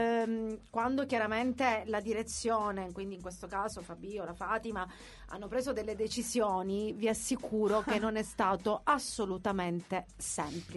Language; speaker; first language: Italian; native; Italian